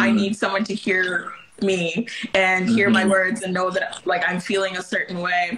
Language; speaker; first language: English; early bilingual, other home language; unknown